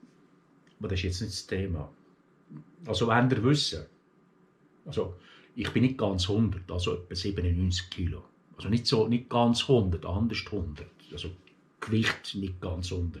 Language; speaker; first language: German; early bilingual, other home language; Turkish